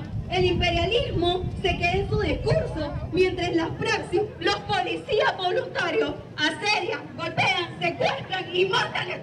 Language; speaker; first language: Spanish; native; Spanish